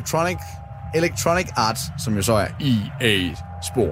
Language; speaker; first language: Danish; native; Danish